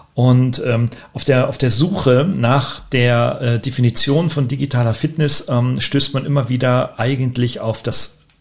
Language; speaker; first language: German; native; German